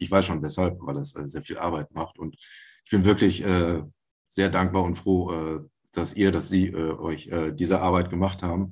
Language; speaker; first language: German; native; German